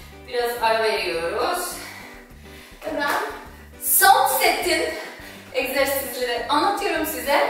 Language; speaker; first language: Turkish; non-native, fluent; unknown